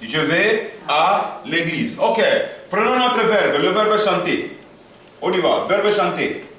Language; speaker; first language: French; non-native, fluent; Korean